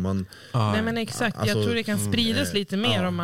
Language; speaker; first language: Swedish; native; Swedish